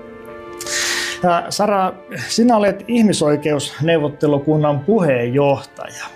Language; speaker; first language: Finnish; native; Finnish